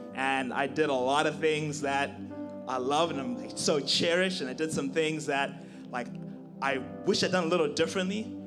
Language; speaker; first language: English; non-native, local second language; Shona